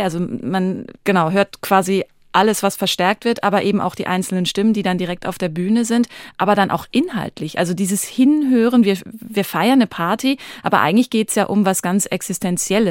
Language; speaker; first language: German; native; German